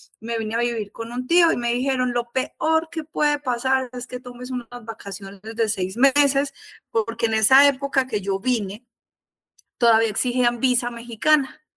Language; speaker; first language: Spanish; native; Spanish